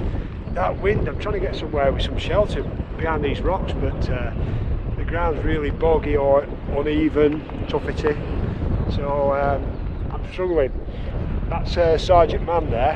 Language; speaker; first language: English; native; English